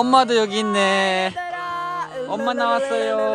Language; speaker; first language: Korean; native; Korean